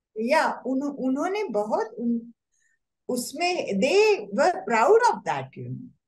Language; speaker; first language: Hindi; non-native, local second language; Marathi